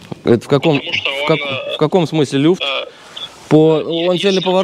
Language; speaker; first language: Russian; native; Russian